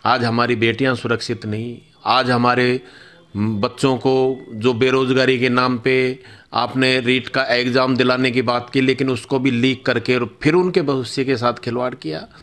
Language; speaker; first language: Hindi; native; Hindi